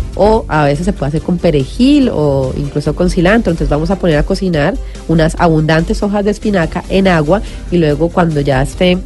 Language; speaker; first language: Spanish; native; Spanish